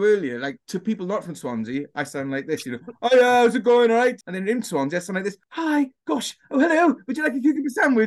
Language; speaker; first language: English; native; English